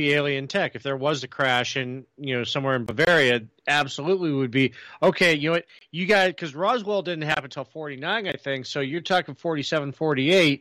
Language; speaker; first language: English; native; English